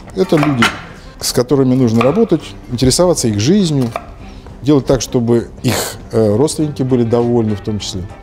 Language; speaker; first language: Russian; native; Russian